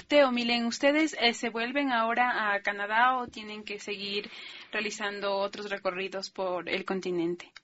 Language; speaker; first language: Spanish; native; Spanish